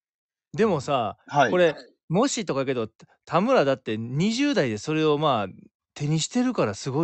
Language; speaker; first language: Japanese; native; Japanese